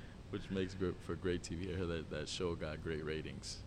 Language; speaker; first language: English; native; English